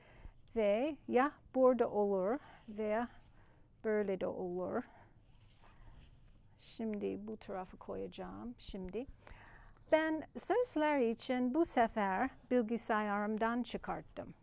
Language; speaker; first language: Turkish; non-native, fluent; English